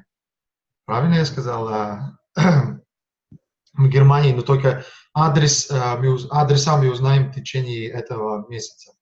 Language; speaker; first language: Russian; non-native, fluent; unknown